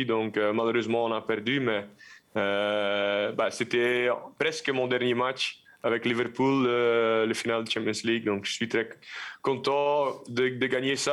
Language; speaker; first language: French; non-native, local second language; Dutch